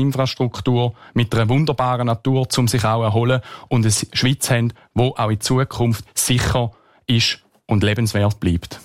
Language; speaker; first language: German; native; German